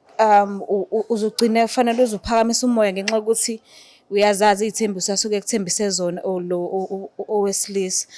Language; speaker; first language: Zulu; native; Zulu